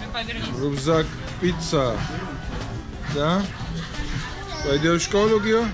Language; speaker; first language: Russian; non-native, fluent; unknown